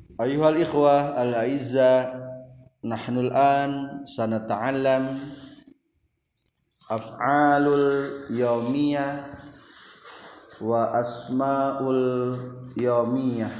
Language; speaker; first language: Arabic; non-native, fluent; Indonesian